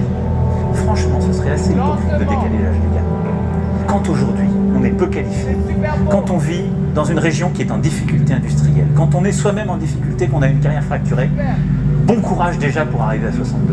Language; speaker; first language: French; native; French